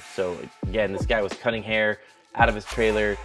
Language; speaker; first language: English; native; English